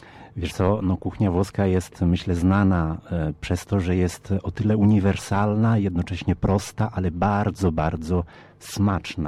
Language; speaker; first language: Polish; early bilingual, heritage; Polish